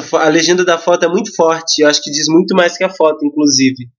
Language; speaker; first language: Portuguese; native; Portuguese